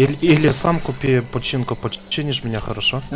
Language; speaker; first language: Russian; native; Russian